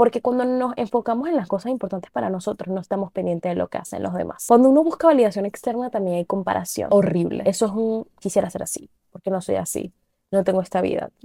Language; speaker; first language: Spanish; native; Spanish